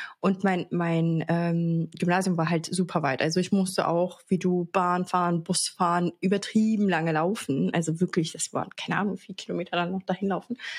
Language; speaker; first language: German; early bilingual, other home language; Arabic